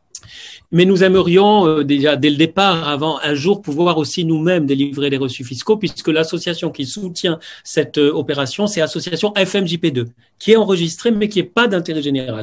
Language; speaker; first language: French; native; French